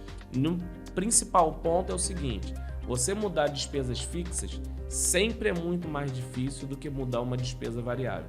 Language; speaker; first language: Portuguese; native; Portuguese